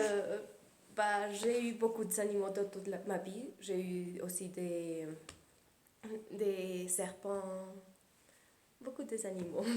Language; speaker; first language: French; early bilingual, heritage; Spanish